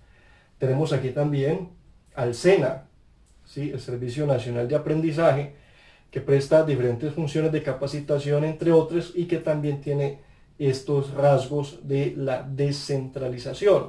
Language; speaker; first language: Spanish; native; Spanish